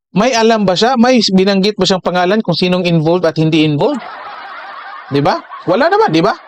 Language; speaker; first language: Filipino; native; Filipino